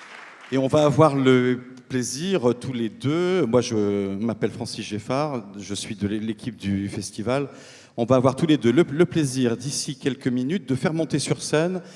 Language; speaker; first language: French; native; French